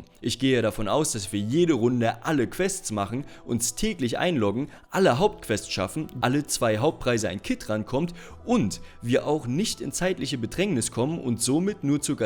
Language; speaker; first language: German; native; German